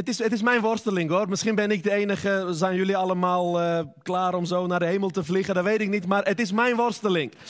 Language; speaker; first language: Dutch; non-native, fluent; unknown